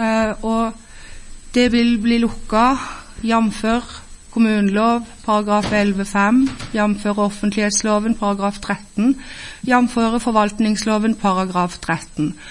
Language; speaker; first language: Norwegian; native; Norwegian